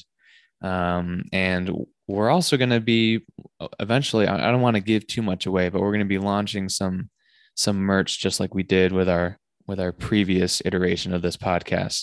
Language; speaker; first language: English; native; English